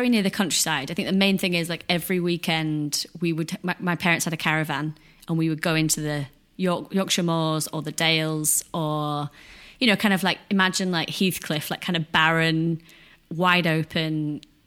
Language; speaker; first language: English; native; English